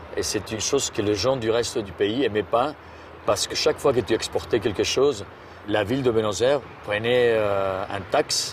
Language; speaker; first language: French; non-native, fluent; Spanish